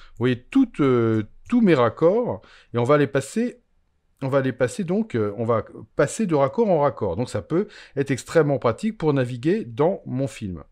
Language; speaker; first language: French; native; French